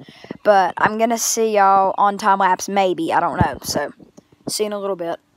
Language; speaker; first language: English; native; English